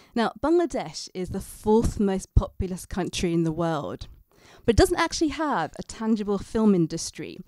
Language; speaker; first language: English; native; English